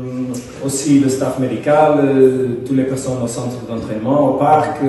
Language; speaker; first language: French; non-native, fluent; Portuguese